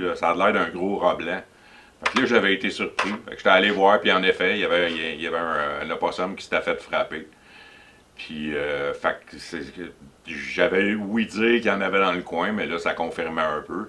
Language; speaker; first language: French; native; French